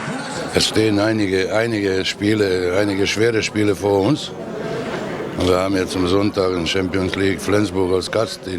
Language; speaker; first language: German; non-native, fluent; Croatian